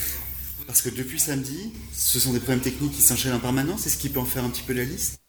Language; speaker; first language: French; native; French